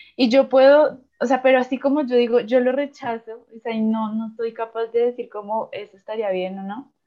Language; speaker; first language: Spanish; native; Spanish